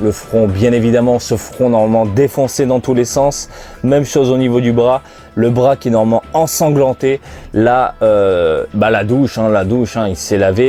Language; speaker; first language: French; native; French